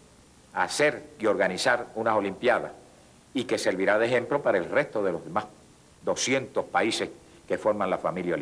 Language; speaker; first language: Spanish; native; Spanish